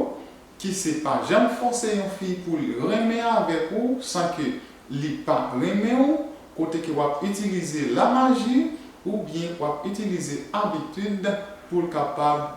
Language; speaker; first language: French; non-native, learner; Haitian Creole